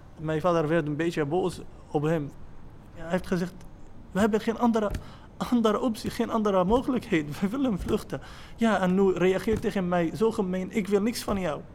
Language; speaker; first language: Dutch; non-native, learner; Arabic